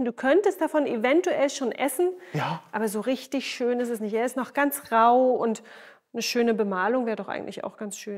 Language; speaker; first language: German; native; German